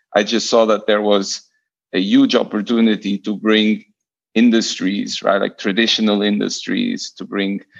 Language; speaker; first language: English; non-native, fluent; Portuguese